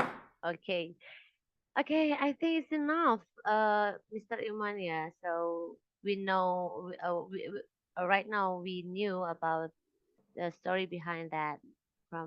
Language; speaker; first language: English; non-native, local second language; Indonesian